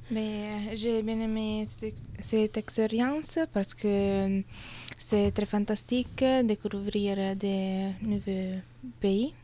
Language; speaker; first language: French; non-native, learner; Italian